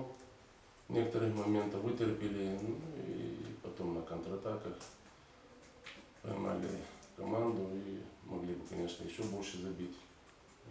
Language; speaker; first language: Russian; native; Russian